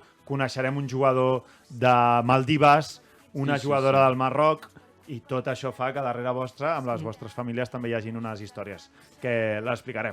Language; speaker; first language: Catalan; native; Catalan